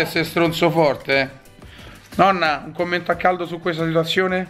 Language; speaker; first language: Italian; native; Italian